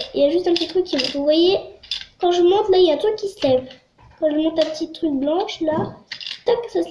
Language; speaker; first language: French; native; French